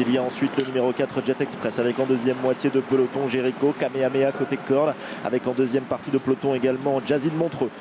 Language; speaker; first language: French; native; French